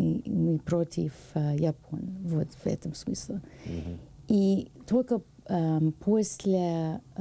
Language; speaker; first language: Russian; non-native, learner; English